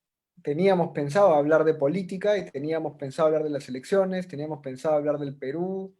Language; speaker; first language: Spanish; native; Spanish